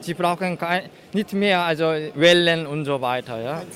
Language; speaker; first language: German; non-native, fluent; Korean